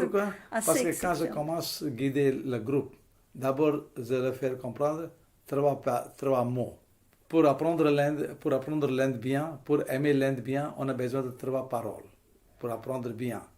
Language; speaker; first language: French; non-native, fluent; Hindi